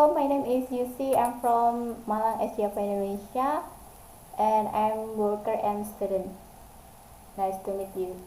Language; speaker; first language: English; non-native, learner; Indonesian